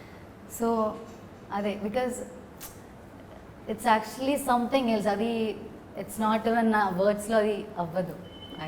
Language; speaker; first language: Telugu; non-native, learner; Malayalam